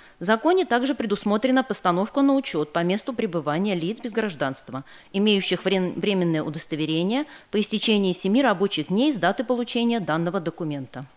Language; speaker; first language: Russian; non-native, local second language; Armenian